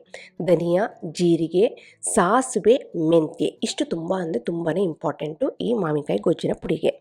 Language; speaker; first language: Kannada; native; Kannada